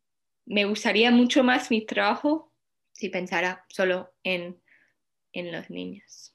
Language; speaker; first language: Spanish; early bilingual, heritage; Spanish